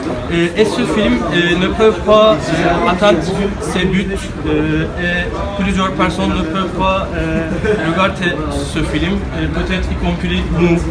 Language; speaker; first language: French; non-native, learner; Turkish